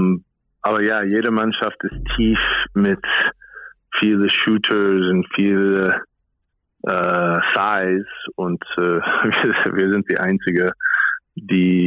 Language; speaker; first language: German; non-native, fluent; English